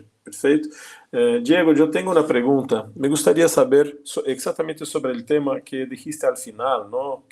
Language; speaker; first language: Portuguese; non-native, fluent; Spanish